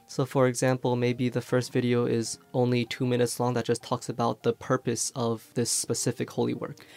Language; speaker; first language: English; early bilingual, other home language; Chinese